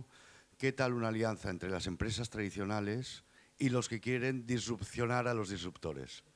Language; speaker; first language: Spanish; native; Spanish